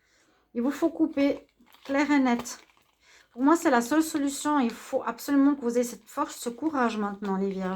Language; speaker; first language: French; native; French